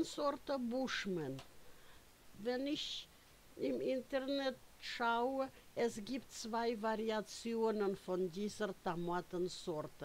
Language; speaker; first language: German; non-native, fluent; Russian